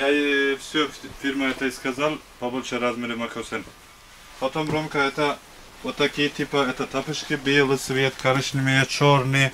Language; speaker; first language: Russian; non-native, learner; Turkish